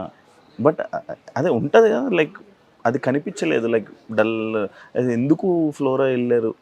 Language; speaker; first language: Telugu; native; Telugu